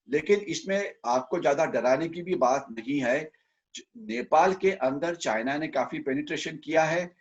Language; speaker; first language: Hindi; non-native, local second language; Marathi